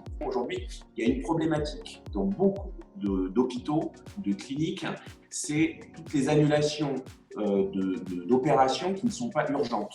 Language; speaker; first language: French; native; French